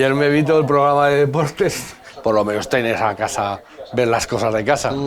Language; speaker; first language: Spanish; native; Spanish